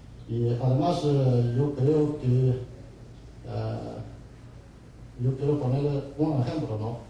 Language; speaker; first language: Spanish; non-native, fluent; Chinese